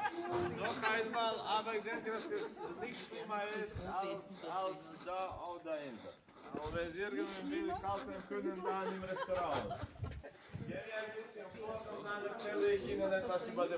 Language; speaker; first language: German; non-native, fluent; Serbian